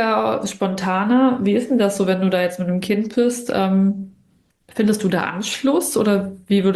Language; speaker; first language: German; native; German